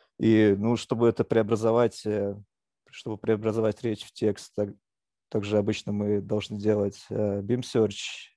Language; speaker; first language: Russian; native; Russian